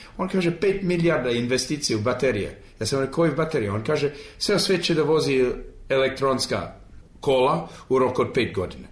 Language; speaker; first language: Serbian; early bilingual, heritage; Serbian